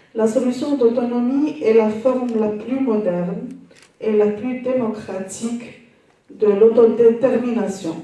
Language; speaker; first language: French; non-native, local second language; Arabic